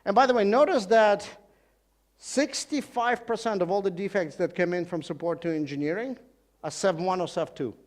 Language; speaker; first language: English; non-native, fluent; Russian